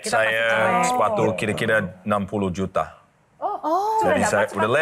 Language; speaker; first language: Indonesian; non-native, learner; English